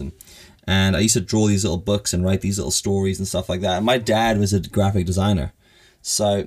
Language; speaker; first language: English; native; English